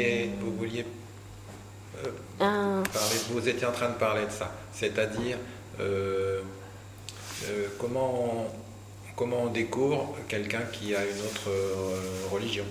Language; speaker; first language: French; native; French